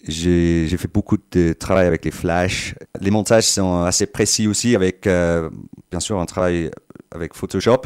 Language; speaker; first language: French; non-native, fluent; English